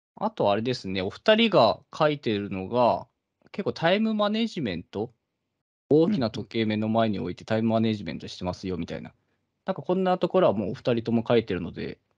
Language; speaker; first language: Japanese; native; Japanese